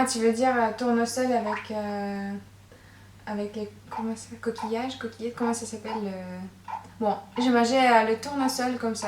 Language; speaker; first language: French; non-native, fluent; Russian